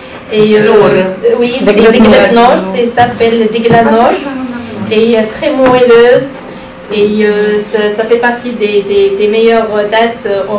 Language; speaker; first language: French; non-native, local second language; Arabic